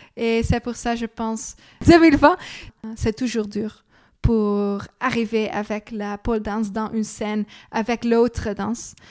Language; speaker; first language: French; non-native, learner; Dutch